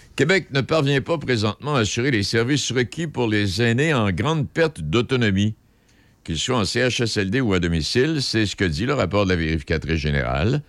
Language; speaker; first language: French; native; French